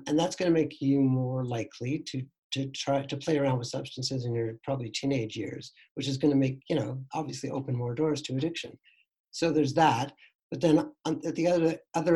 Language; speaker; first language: English; native; English